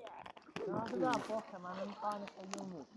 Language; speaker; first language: Finnish; native; Finnish